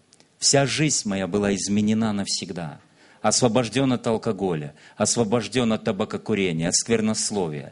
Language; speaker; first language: Russian; native; Russian